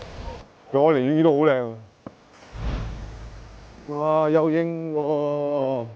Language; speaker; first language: Chinese; non-native, local second language; Cantonese